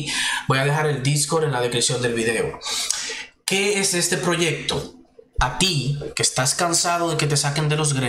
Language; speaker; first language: Spanish; native; Spanish